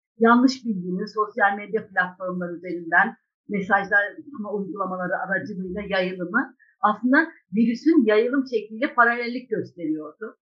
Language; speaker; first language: Turkish; native; Turkish